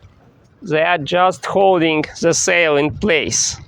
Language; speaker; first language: English; non-native, fluent; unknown